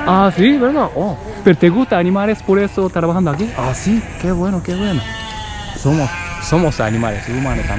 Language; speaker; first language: Spanish; non-native, learner; Japanese